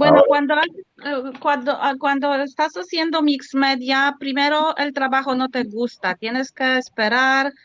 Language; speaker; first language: Spanish; non-native, learner; Polish